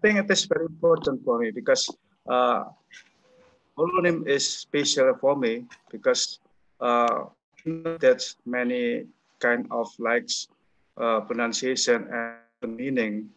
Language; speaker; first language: English; non-native, learner; Indonesian